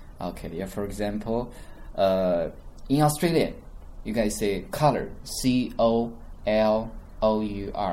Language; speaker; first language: English; non-native, fluent; Chinese